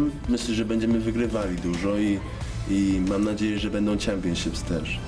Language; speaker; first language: Polish; early bilingual, heritage; English